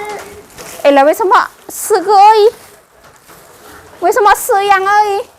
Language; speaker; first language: Chinese; non-native, local second language; Indonesian